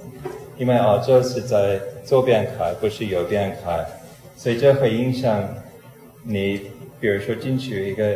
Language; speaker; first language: Chinese; non-native, fluent; English